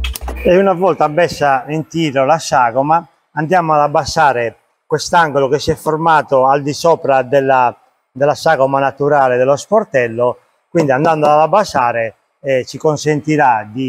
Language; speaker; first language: Italian; native; Italian